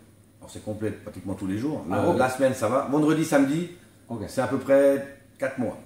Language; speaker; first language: French; native; French